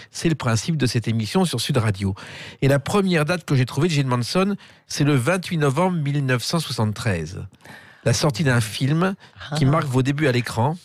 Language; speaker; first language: French; native; French